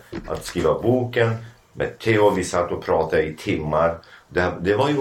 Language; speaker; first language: Swedish; non-native, fluent; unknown